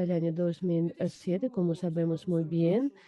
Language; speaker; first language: Spanish; non-native, fluent; Russian